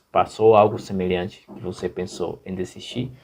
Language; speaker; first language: Portuguese; non-native, fluent; Spanish